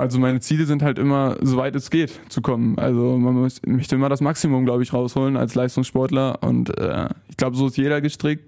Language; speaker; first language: German; native; German